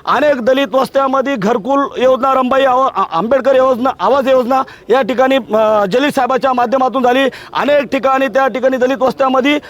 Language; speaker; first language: Marathi; native; Marathi